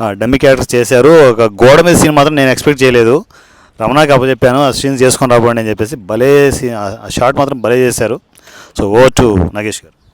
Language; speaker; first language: Telugu; native; Telugu